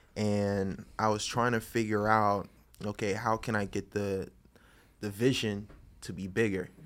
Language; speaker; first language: English; native; English